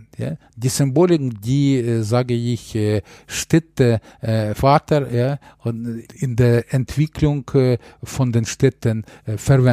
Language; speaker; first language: German; non-native, fluent; Ukrainian